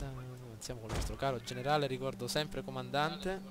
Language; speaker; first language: Italian; native; Italian